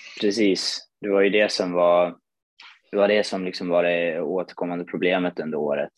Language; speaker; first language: Swedish; early bilingual, other home language; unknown